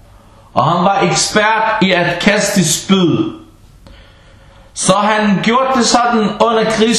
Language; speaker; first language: Danish; early bilingual, other home language; Arabic